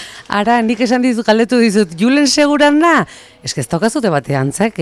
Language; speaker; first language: Basque; native; Basque